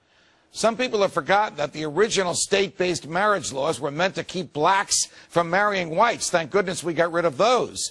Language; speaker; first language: English; native; English